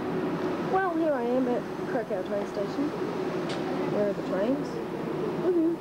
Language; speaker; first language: English; native; English